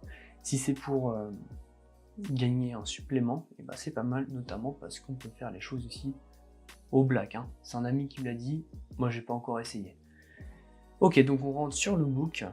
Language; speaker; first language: French; native; French